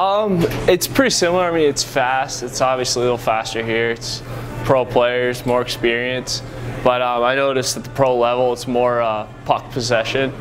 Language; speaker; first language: English; native; English